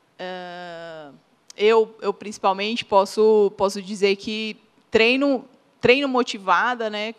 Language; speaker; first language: Portuguese; native; Portuguese